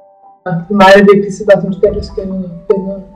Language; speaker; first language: Danish; early bilingual, heritage; Danish